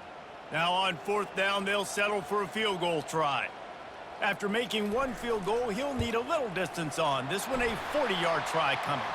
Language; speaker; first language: English; native; English